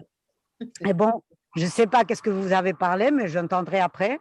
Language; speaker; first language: French; non-native, fluent; Spanish